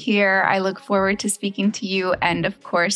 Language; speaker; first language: English; native; English